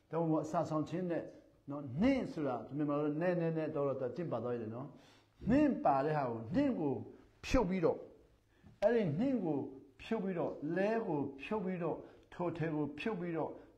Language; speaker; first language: Burmese; non-native, local second language; Hakha Chin